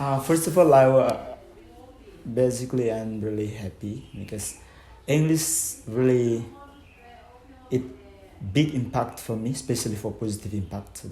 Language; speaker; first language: English; non-native, fluent; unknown